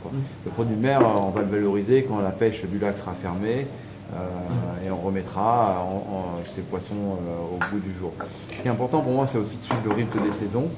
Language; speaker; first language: French; native; French